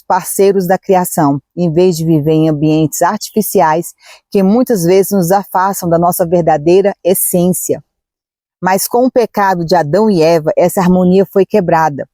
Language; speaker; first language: Portuguese; native; Portuguese